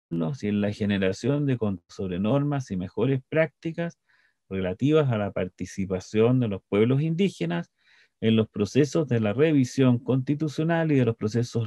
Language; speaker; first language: Spanish; native; Spanish